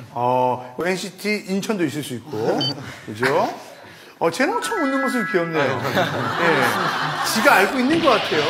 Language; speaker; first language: Korean; native; Korean